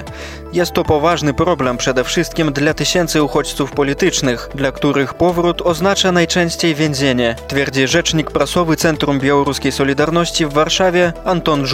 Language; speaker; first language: Polish; native; Polish